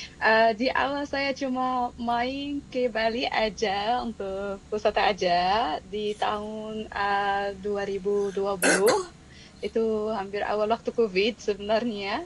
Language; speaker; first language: Indonesian; non-native, fluent; Arabic